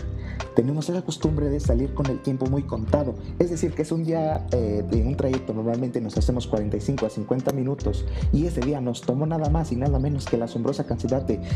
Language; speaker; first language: Spanish; native; Spanish